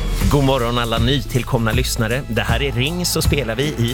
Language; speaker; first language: Swedish; native; Swedish